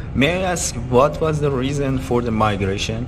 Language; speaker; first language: English; non-native, learner; Persian